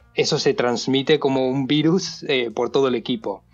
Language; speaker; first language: Spanish; native; Spanish